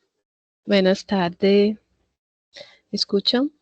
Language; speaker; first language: Spanish; non-native, learner; Portuguese